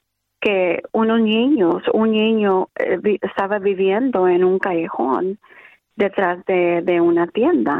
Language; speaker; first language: Spanish; early bilingual, other home language; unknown